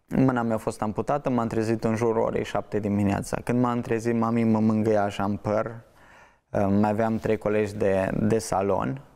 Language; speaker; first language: Romanian; native; Romanian